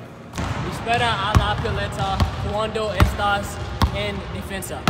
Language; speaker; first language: Spanish; non-native, learner; English